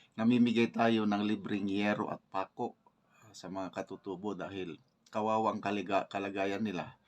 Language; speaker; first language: Filipino; native; Filipino